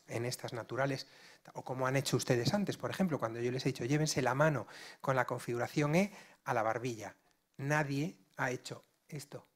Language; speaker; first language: Spanish; non-native, local second language; Galician